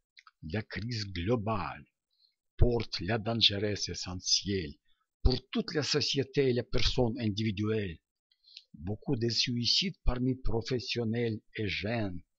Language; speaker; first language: French; non-native, learner; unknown